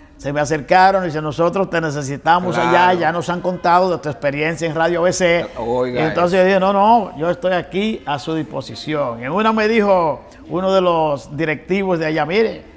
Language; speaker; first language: Spanish; native; Spanish